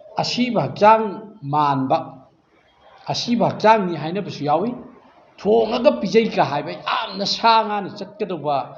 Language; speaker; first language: Manipuri; native; Manipuri